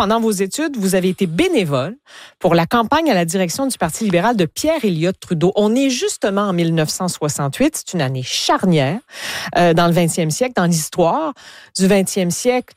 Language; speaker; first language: French; native; French